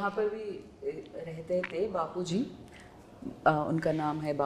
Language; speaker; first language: Hindi; non-native, local second language; Telugu